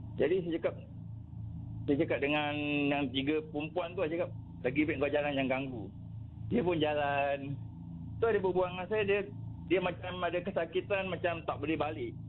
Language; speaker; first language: Malay; native; Malay